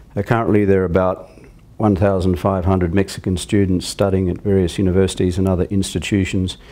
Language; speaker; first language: English; native; English